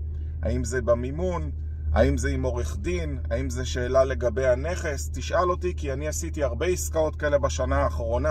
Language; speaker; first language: Hebrew; native; Hebrew